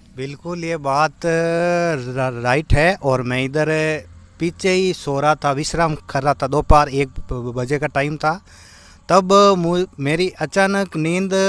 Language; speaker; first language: Hindi; native; Hindi